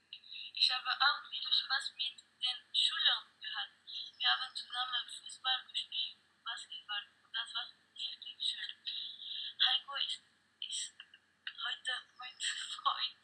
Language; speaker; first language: German; non-native, learner; Danish